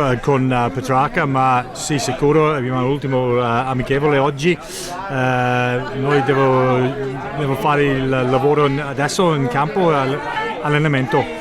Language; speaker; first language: Italian; non-native, learner; English